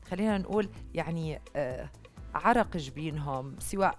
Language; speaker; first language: Arabic; native; Arabic